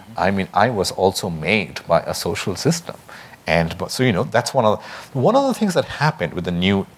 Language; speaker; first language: English; non-native, local second language; Bangla